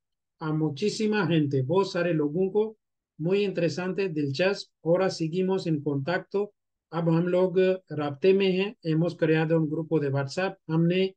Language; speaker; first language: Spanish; non-native, fluent; Urdu